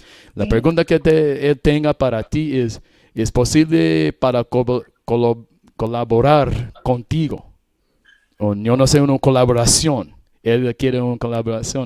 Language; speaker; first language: Spanish; non-native, learner; English